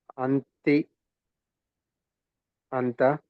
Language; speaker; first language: Arabic; non-native, learner; Telugu